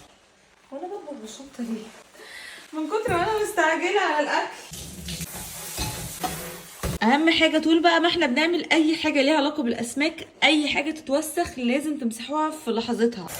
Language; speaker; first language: Arabic; native; Arabic